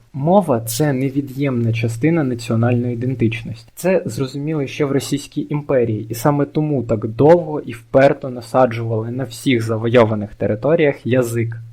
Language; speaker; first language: Ukrainian; non-native, local second language; Russian